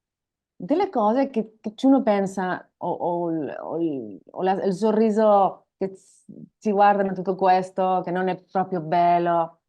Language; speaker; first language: Italian; non-native, learner; Spanish